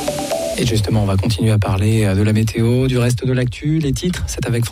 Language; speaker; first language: French; native; French